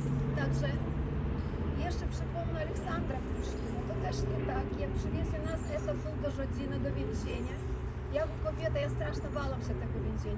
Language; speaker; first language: Polish; early bilingual, heritage; Polish